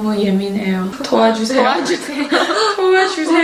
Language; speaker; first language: Korean; early bilingual, heritage; English